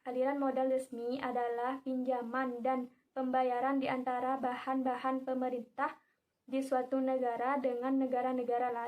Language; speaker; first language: Indonesian; native; Indonesian